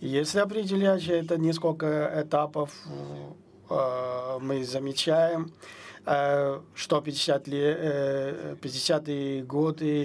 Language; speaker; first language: Russian; non-native, fluent; Chinese